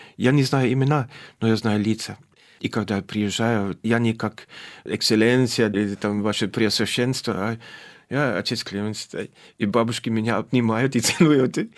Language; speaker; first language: Russian; non-native, fluent; German